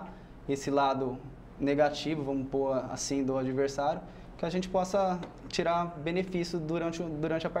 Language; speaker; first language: Portuguese; native; Portuguese